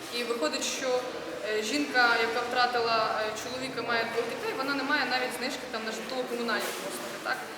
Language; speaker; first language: Ukrainian; native; Ukrainian